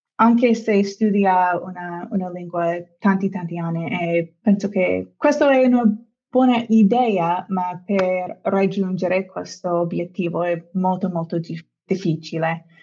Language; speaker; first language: Italian; non-native, fluent; English